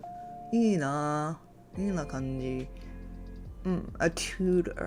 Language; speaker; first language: Japanese; non-native, learner; English